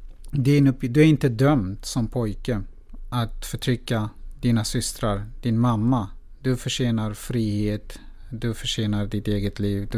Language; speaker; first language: Swedish; non-native, fluent; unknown